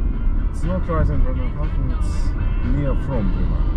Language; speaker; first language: English; non-native, learner; German